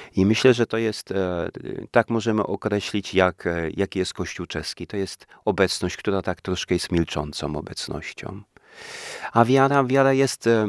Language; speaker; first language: Polish; native; Polish